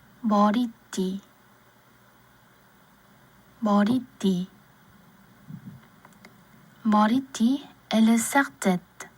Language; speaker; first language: French; non-native, learner; Korean